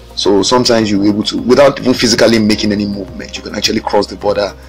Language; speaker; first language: English; non-native, local second language; Yoruba